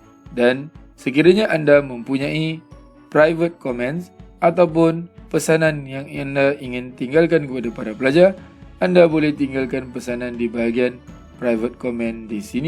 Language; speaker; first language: Malay; native; Malay